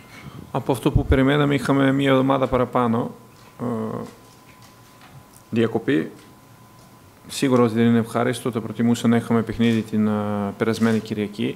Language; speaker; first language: Greek; non-native, fluent; Serbian